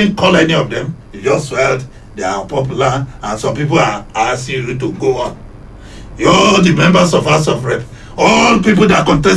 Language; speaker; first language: English; non-native, local second language; Yoruba